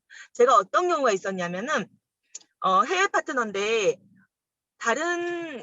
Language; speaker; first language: Korean; native; Korean